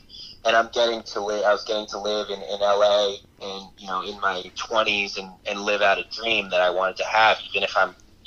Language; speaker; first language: English; native; English